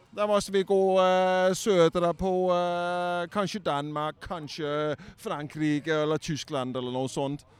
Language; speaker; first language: Swedish; non-native, learner; Danish